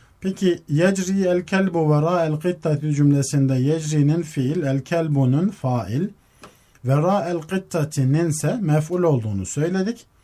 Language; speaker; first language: Turkish; native; Turkish